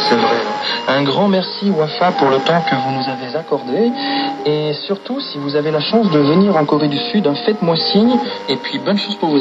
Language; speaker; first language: French; native; French